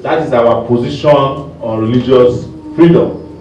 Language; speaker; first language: English; non-native, local second language; Yoruba